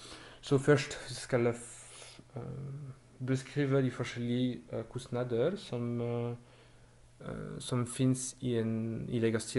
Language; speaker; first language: Norwegian; non-native, learner; French